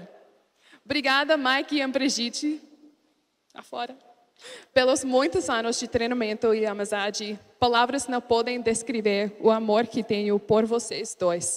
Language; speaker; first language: Portuguese; non-native, learner; English